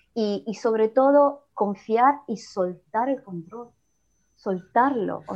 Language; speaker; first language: Spanish; non-native, fluent; Italian